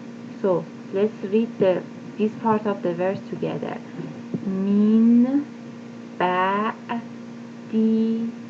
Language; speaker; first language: English; non-native, fluent; Persian